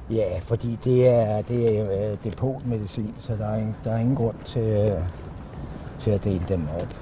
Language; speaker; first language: Danish; native; Danish